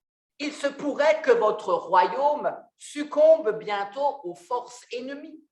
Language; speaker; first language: French; native; French